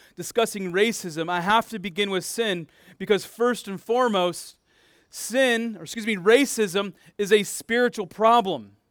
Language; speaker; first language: English; native; English